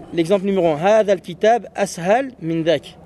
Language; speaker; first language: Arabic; non-native, fluent; French